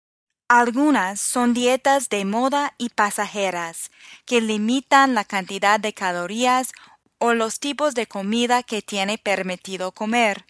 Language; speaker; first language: Spanish; non-native, fluent; English